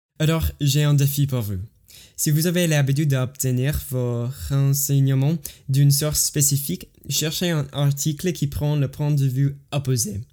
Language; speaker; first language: French; non-native, learner; English